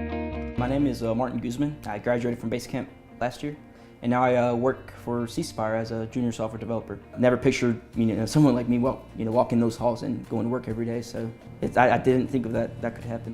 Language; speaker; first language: English; early bilingual, other home language; Spanish